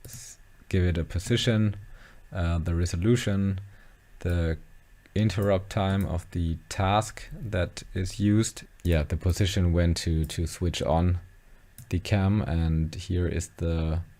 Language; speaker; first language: English; non-native, fluent; German